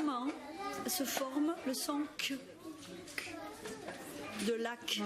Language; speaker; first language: French; native; French